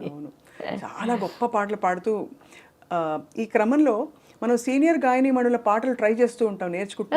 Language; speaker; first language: Telugu; native; Telugu